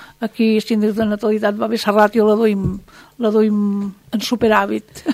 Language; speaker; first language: Catalan; native; Catalan